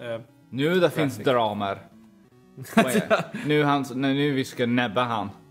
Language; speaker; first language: Swedish; non-native, learner; English